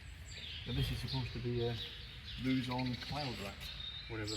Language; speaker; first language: English; native; English